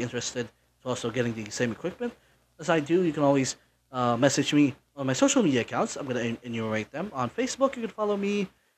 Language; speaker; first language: English; non-native, local second language; Bikol